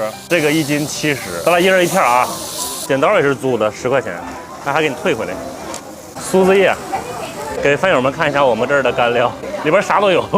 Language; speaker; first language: Chinese; native; Chinese